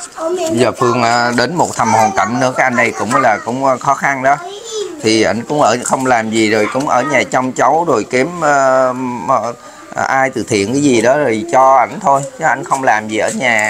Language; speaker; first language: Vietnamese; native; Vietnamese